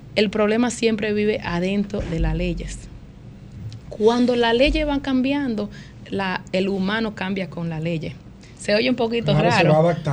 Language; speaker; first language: Spanish; early bilingual, heritage; Spanish